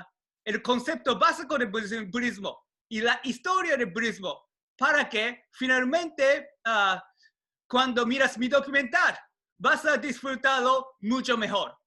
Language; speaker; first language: Spanish; non-native, fluent; Japanese